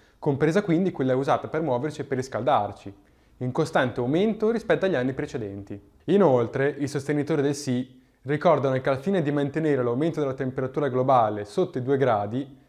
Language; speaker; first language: Italian; native; Italian